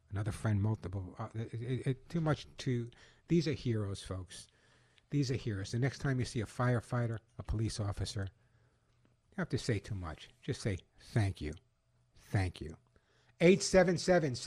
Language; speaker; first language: English; native; English